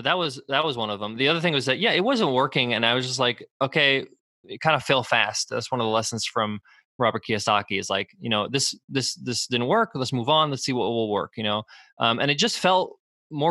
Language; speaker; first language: English; native; English